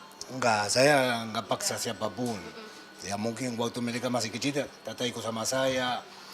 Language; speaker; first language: Indonesian; non-native, fluent; Spanish